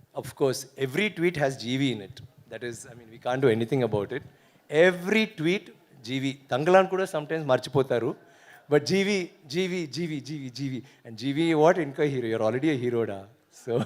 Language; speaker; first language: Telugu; non-native, learner; Tamil